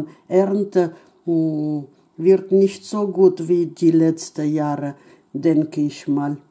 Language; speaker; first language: German; non-native, fluent; Russian